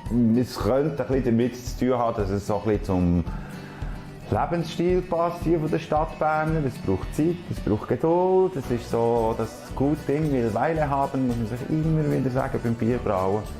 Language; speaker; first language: German; native; German